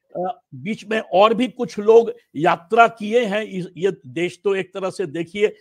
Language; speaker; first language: Hindi; native; Hindi